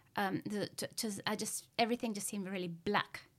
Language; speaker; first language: English; native; English